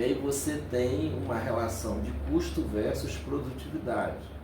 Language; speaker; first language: Portuguese; native; Portuguese